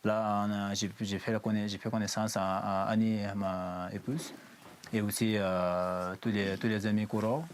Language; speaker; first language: French; non-native, fluent; Sherpa